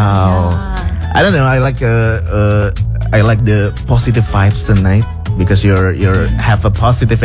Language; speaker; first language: English; non-native, fluent; Indonesian